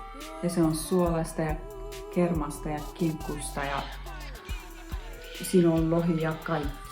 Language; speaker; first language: Finnish; non-native, fluent; Turkish